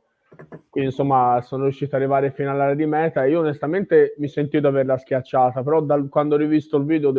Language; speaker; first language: Italian; native; Italian